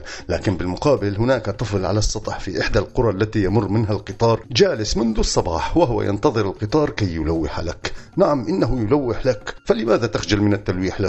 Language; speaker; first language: Arabic; native; Arabic